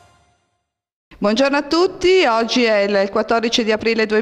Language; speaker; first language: Italian; native; Italian